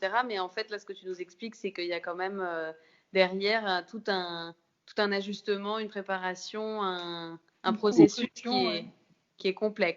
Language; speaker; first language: French; native; French